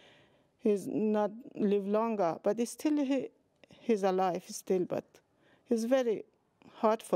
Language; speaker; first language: English; non-native, learner; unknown